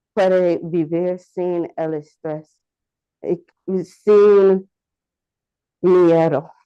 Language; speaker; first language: Spanish; non-native, learner; English